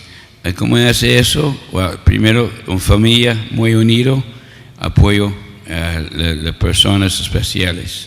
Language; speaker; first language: Spanish; non-native, learner; English